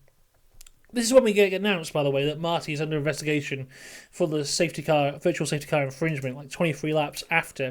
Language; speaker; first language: English; native; English